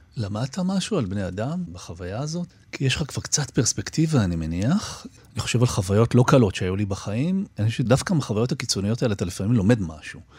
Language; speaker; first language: Hebrew; native; Hebrew